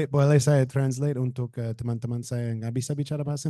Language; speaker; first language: Indonesian; non-native, learner; English